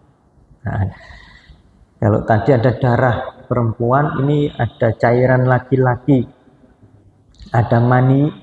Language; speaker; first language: Indonesian; non-native, local second language; Javanese